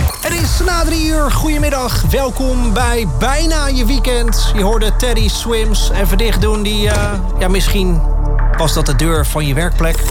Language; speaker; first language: Dutch; native; Dutch